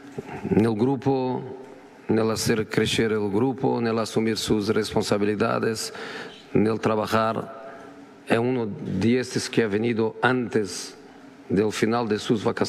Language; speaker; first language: Spanish; non-native, fluent; Portuguese